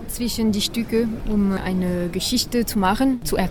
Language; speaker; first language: German; non-native, learner; French